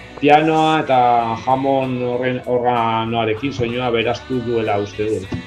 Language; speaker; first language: Basque; non-native, local second language; Spanish